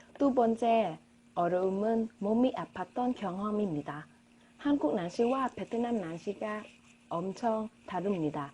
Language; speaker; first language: Korean; non-native, learner; Vietnamese